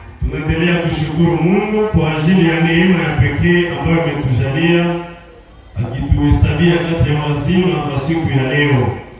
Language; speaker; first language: Swahili; non-native, local second language; Nande